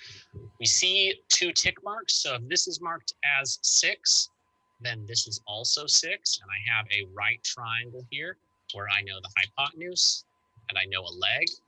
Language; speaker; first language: English; native; English